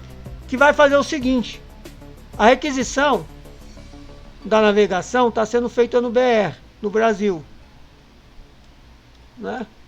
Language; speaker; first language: Portuguese; native; Portuguese